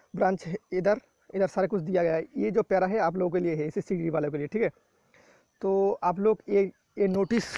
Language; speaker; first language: Hindi; non-native, local second language; Bangla